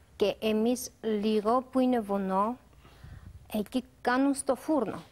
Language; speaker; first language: Greek; non-native, learner; Georgian